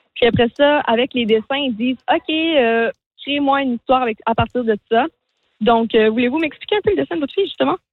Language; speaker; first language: French; native; French